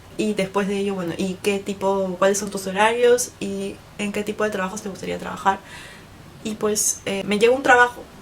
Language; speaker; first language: Spanish; native; Spanish